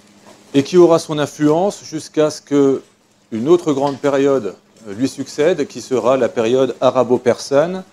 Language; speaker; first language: French; native; French